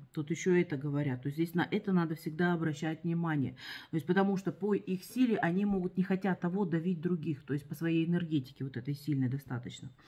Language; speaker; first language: Russian; native; Russian